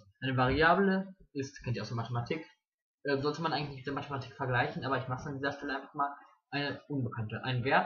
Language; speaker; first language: German; native; German